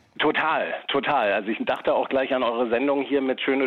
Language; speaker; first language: German; native; German